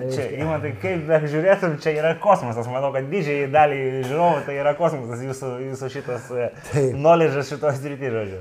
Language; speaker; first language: Lithuanian; native; Lithuanian